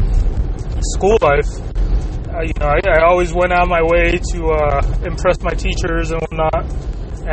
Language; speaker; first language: English; early bilingual, other home language; Spanish